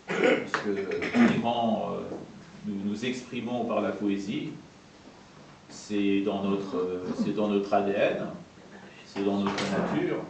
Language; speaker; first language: French; non-native, fluent; Persian